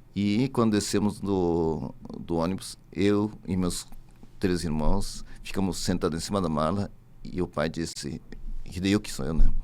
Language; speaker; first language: Portuguese; early bilingual, other home language; Japanese